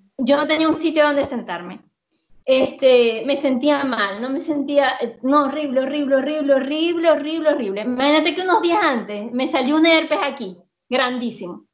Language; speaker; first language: Spanish; native; Spanish